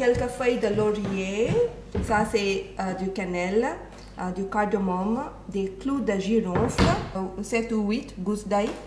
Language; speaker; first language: French; non-native, fluent; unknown